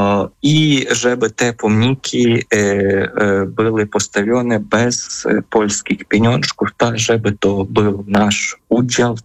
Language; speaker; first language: Polish; non-native, fluent; Ukrainian